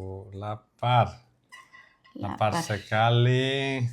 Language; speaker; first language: Indonesian; non-native, learner; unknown